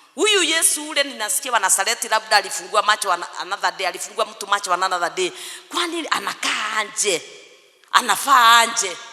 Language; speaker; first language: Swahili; non-native, local second language; Kikuyu